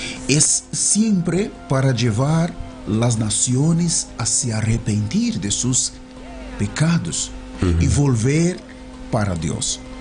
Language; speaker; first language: Spanish; non-native, learner; Portuguese